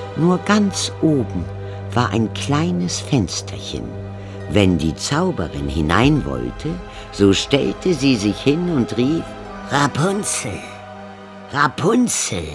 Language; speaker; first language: German; native; German